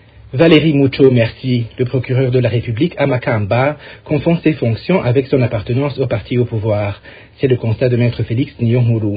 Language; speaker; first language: French; non-native, local second language; Rundi